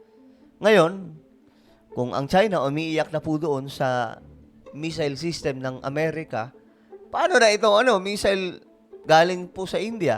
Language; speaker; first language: Filipino; native; Filipino